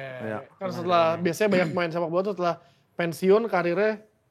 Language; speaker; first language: Indonesian; native; Indonesian